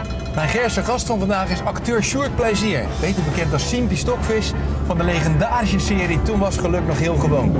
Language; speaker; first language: Dutch; native; Dutch